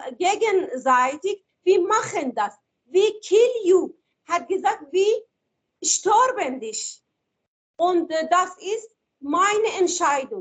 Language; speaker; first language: German; non-native, learner; Persian